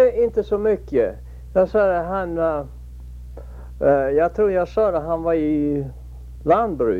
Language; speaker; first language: Swedish; early bilingual, heritage; Swedish